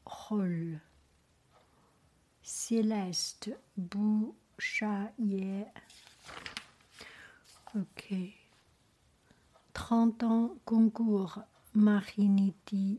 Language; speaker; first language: French; non-native, learner; Chinese